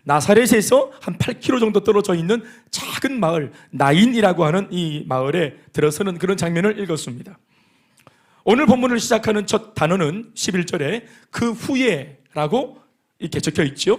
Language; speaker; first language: Korean; native; Korean